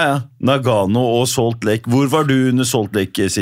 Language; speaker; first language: Norwegian; native; Norwegian